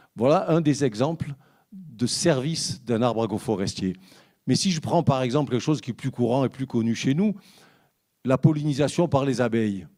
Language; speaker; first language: French; native; French